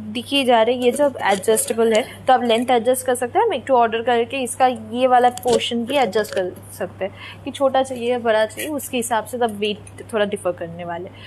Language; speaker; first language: Hindi; non-native, local second language; Bangla